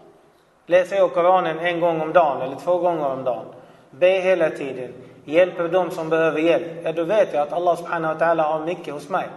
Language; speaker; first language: Swedish; non-native, fluent; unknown